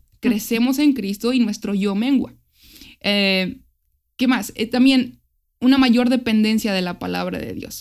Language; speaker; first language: Spanish; native; Spanish